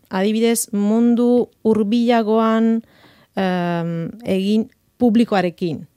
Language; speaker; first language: Basque; non-native, fluent; Italian